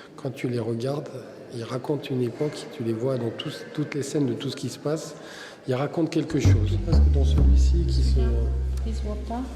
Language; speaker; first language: French; native; French